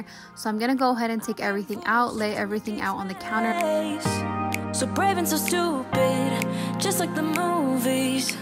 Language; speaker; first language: English; native; English